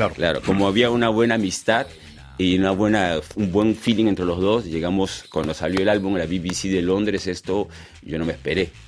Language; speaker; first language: Spanish; native; Spanish